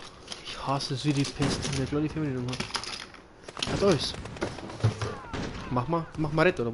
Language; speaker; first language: German; native; German